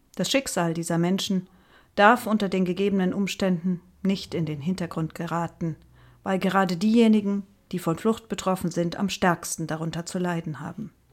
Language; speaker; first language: German; native; German